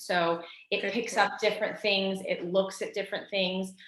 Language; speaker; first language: English; native; English